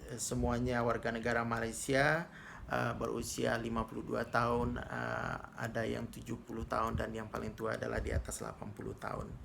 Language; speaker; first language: Indonesian; native; Indonesian